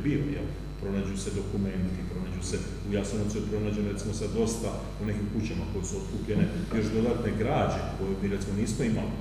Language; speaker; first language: Serbian; native; Serbian